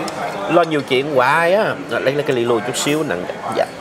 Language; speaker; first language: Vietnamese; native; Vietnamese